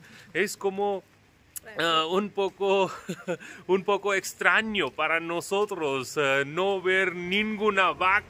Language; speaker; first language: Spanish; non-native, fluent; Hindi